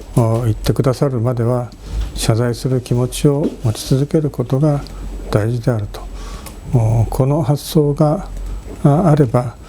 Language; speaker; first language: Japanese; native; Japanese